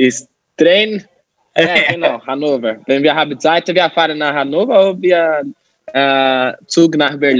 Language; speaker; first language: German; non-native, learner; Portuguese